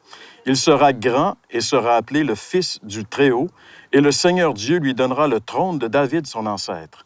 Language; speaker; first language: French; native; French